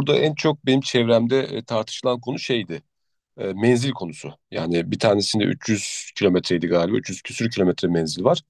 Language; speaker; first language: Turkish; native; Turkish